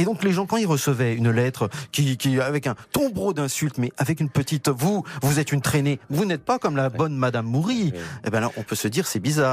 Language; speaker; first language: French; native; French